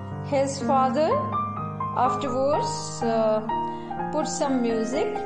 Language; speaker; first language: English; non-native, local second language; Punjabi